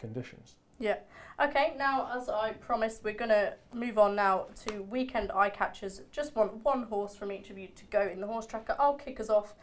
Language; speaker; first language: English; native; English